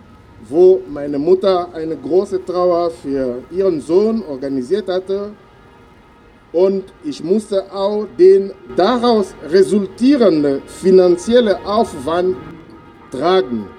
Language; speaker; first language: German; non-native, fluent; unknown